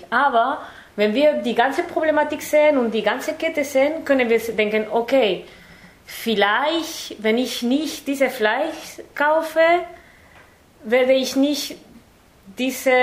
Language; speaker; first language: German; non-native, fluent; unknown